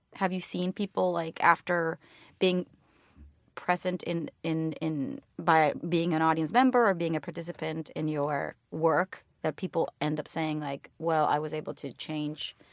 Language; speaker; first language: English; non-native, fluent; Spanish